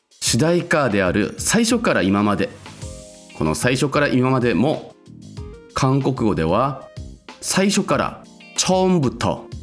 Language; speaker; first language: Japanese; non-native, local second language; Korean